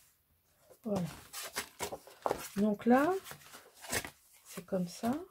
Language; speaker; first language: French; native; French